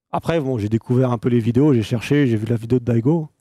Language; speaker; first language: French; native; French